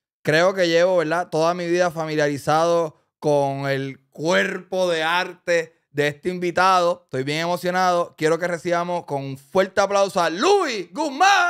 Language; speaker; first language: Spanish; native; Spanish